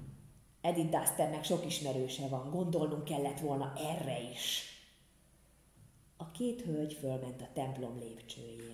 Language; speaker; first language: Hungarian; native; Hungarian